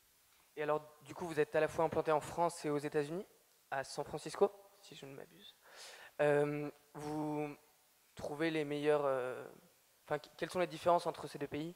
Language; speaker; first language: French; native; French